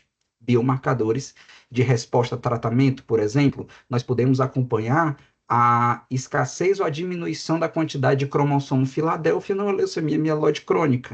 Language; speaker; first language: Portuguese; native; Portuguese